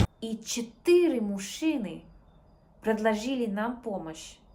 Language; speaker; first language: Russian; non-native, learner; English